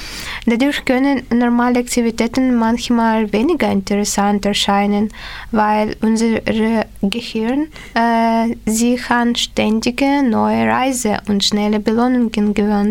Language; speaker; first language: German; non-native, learner; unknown